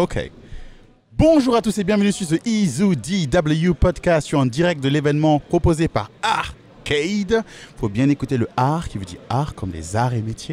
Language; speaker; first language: French; native; French